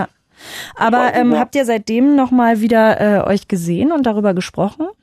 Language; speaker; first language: German; native; German